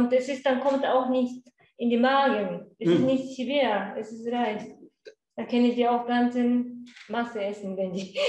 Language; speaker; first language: German; non-native, learner; Japanese